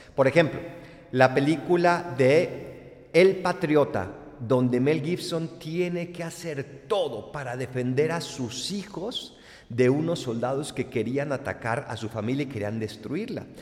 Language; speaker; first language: Spanish; native; Spanish